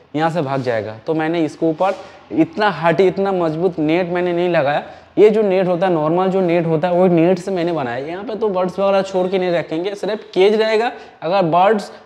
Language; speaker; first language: Hindi; non-native, local second language; Bangla